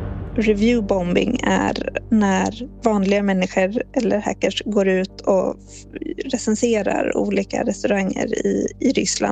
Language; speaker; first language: Swedish; native; Swedish